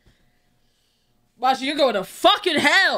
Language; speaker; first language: English; native; English